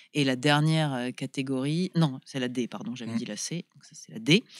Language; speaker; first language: French; native; French